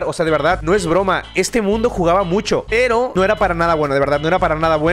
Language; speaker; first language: Spanish; native; Spanish